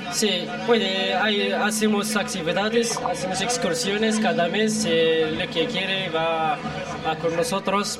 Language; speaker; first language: Spanish; non-native, learner; Arabic